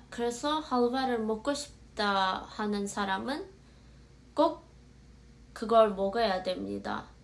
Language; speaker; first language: Korean; non-native, fluent; Azerbaijani